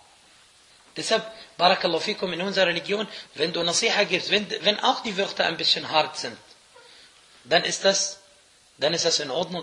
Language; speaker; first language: German; non-native, fluent; Arabic